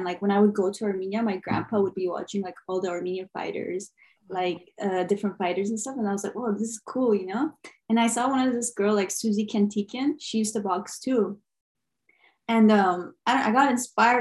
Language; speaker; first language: English; early bilingual, other home language; Armenian